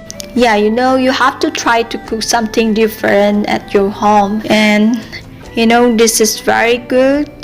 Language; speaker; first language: English; non-native, fluent; Indonesian